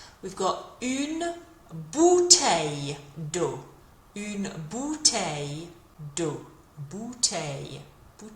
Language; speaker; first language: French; non-native, fluent; English